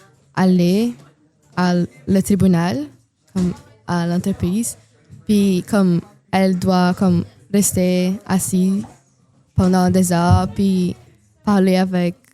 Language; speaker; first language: French; non-native, learner; Portuguese